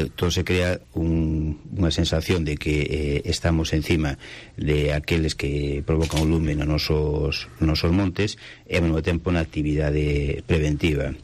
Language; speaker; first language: Galician; native; Galician